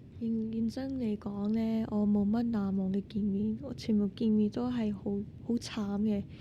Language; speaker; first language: Cantonese; non-native, fluent; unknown